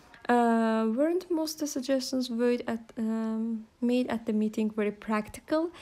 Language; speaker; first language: English; non-native, fluent; Azerbaijani